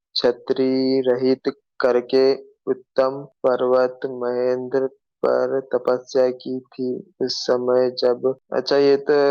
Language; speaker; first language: Hindi; native; Hindi